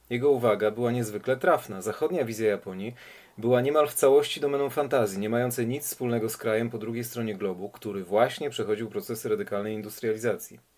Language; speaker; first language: Polish; native; Polish